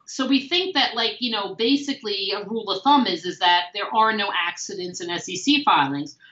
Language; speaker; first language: English; native; English